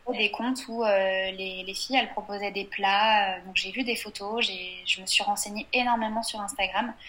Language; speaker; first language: French; native; French